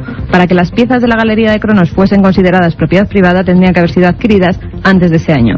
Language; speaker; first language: Spanish; native; Spanish